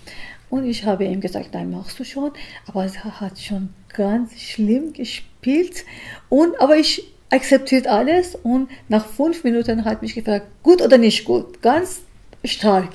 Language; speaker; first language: German; non-native, learner; Persian